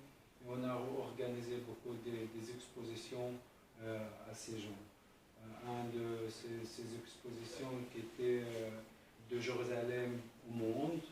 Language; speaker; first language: French; non-native, fluent; Arabic